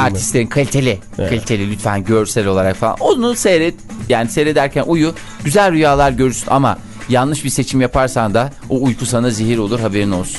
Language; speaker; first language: Turkish; native; Turkish